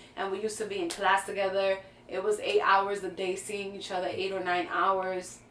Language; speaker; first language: English; early bilingual, other home language; Spanish